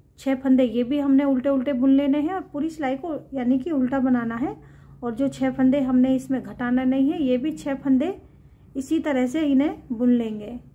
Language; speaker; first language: Hindi; native; Hindi